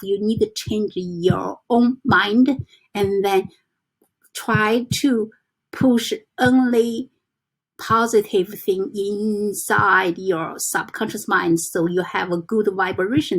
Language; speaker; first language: English; non-native, fluent; Chinese